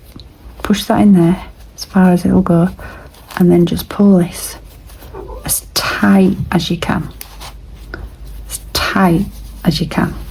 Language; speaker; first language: English; native; English